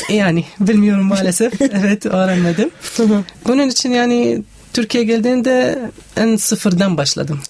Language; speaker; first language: Turkish; non-native, learner; Arabic